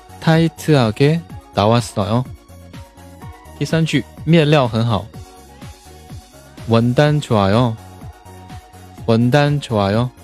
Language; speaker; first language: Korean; non-native, fluent; Chinese